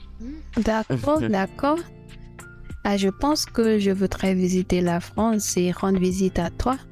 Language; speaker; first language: French; non-native, fluent; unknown